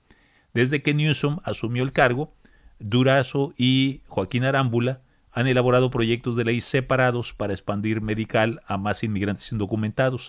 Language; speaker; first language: Spanish; native; Spanish